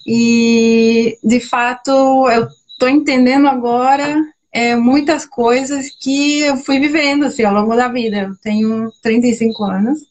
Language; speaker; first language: Portuguese; non-native, fluent; Spanish